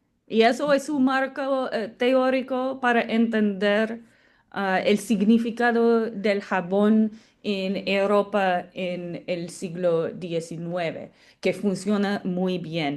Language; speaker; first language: Spanish; non-native, fluent; English